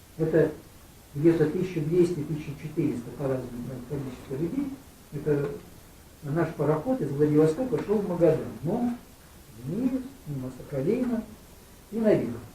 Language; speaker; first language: Russian; native; Russian